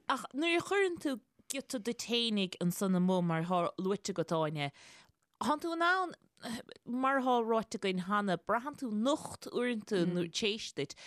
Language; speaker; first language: Irish; native; Irish